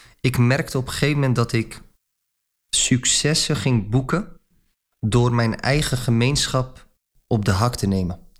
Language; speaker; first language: Dutch; early bilingual, other home language; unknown